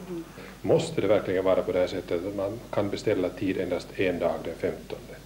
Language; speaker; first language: Swedish; native; Swedish